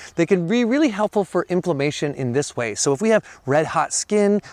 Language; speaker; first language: English; native; English